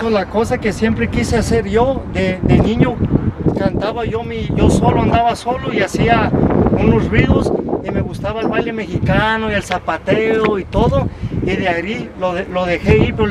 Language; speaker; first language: Spanish; early bilingual, heritage; Spanish